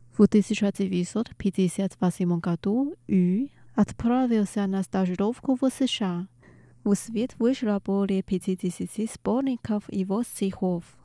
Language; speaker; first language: Russian; non-native, fluent; Chinese